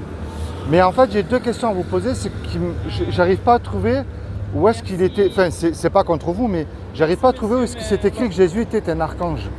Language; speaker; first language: French; native; French